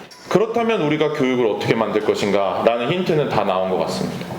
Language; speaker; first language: Korean; native; Korean